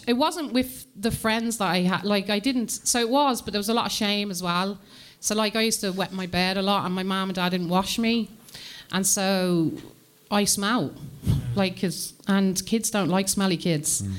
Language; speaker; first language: English; native; English